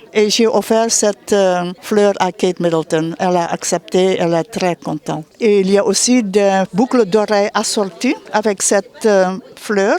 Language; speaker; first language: French; non-native, fluent; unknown